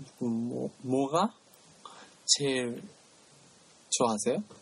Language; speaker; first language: Korean; non-native, learner; Japanese